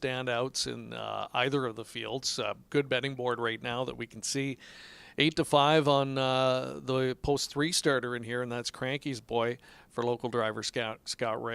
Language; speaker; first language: English; native; English